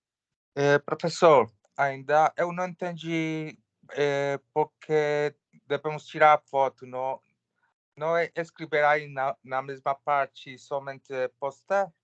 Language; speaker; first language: Portuguese; non-native, learner; Spanish